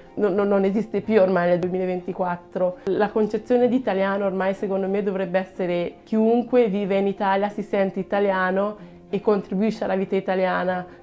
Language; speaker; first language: Italian; early bilingual, other home language; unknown